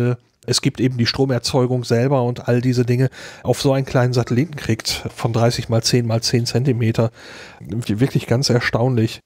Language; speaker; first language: German; native; German